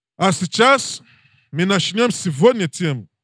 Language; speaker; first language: Russian; non-native, learner; English